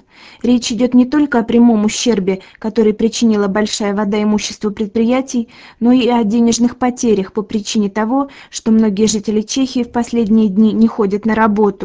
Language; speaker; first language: Russian; native; Russian